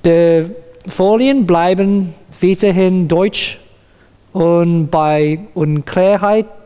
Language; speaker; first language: German; non-native, learner; Cantonese